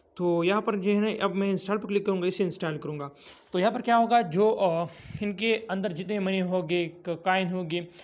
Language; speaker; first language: Urdu; non-native, local second language; Pashto